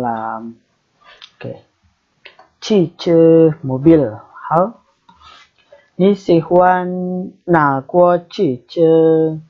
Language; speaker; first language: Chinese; non-native, learner; Indonesian